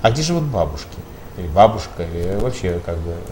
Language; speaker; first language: Russian; native; Russian